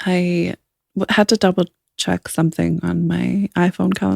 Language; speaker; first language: English; native; English